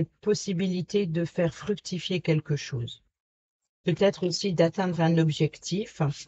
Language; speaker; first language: French; native; French